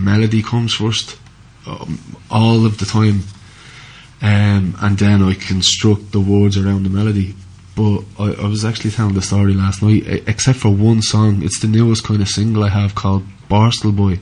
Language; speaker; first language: English; native; English